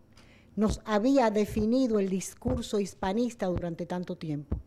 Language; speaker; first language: Spanish; native; Spanish